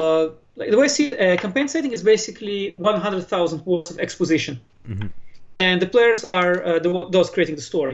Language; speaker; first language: English; non-native, fluent; Hebrew